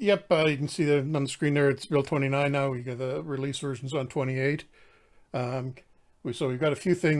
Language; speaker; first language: English; native; English